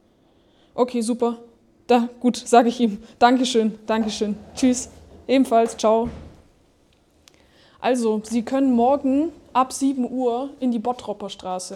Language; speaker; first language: German; native; German